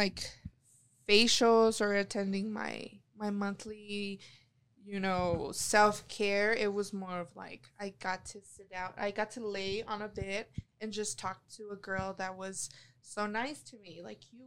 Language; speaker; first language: English; early bilingual, other home language; Spanish